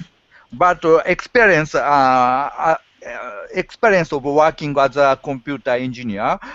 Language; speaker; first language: English; non-native, learner; Japanese